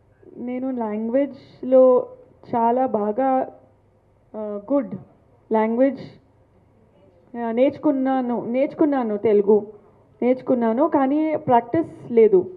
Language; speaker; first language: Telugu; non-native, local second language; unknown